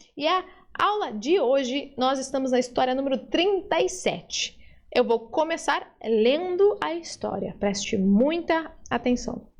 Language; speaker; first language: Portuguese; early bilingual, other home language; Spanish